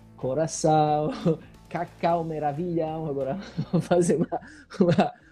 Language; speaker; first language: Portuguese; non-native, fluent; Italian